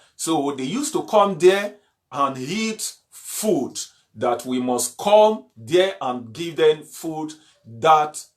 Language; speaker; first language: English; non-native, local second language; Yoruba